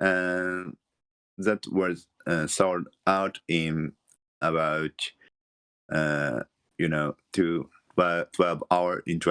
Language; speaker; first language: English; non-native, learner; Japanese